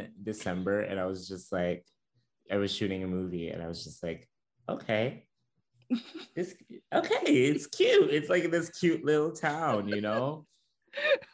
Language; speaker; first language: English; non-native, fluent; French